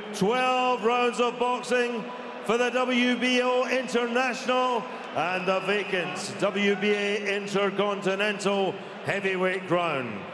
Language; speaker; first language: English; native; English